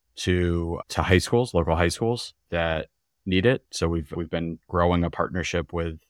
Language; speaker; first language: English; native; English